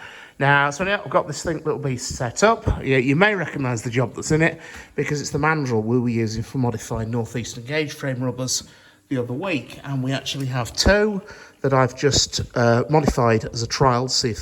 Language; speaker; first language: English; native; English